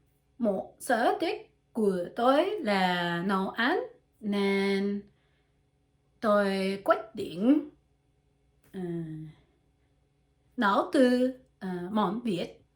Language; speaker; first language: Vietnamese; non-native, learner; French